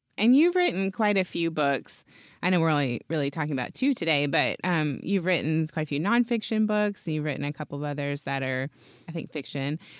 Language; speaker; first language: English; native; English